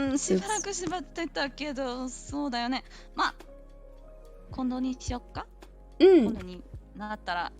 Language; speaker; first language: Japanese; non-native, learner; English